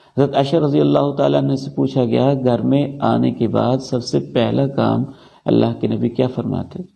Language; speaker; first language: Urdu; non-native, local second language; Punjabi